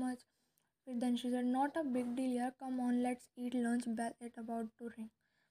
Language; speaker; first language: English; non-native, local second language; Hindi